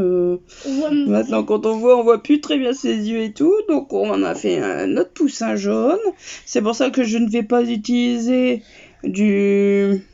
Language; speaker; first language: French; native; French